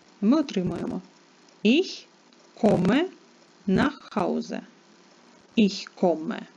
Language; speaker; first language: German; non-native, fluent; Ukrainian